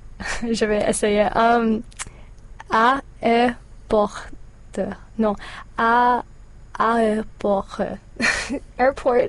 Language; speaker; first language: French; non-native, learner; English